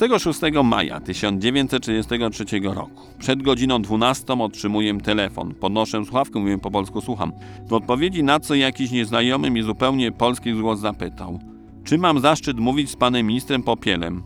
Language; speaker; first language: Polish; native; Polish